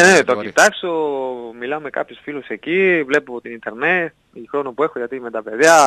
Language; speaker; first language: Greek; non-native, learner; Spanish